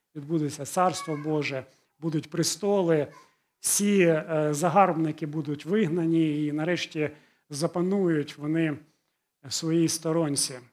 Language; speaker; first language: Ukrainian; non-native, local second language; Russian